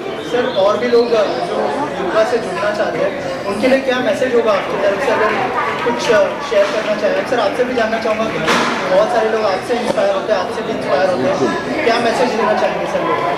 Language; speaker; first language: Hindi; native; Hindi